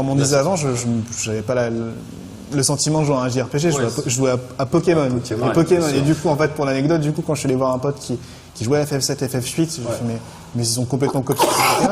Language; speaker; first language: French; native; French